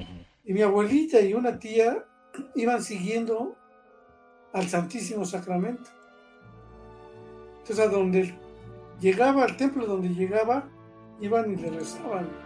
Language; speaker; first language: Spanish; native; Spanish